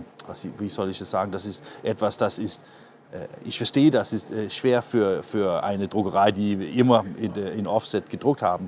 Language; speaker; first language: German; non-native, learner; Danish